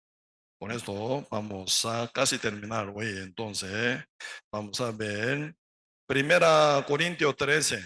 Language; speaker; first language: Spanish; non-native, learner; Korean